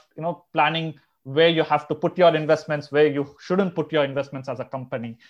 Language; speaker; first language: English; non-native, local second language; Telugu